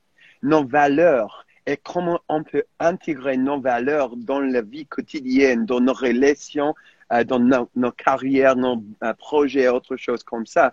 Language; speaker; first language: French; non-native, fluent; English